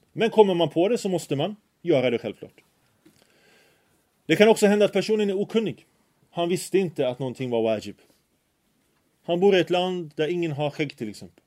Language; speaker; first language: Swedish; early bilingual, other home language; Arabic